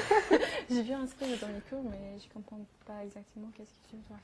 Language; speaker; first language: French; non-native, fluent; English